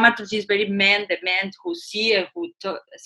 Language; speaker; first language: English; non-native, learner; Spanish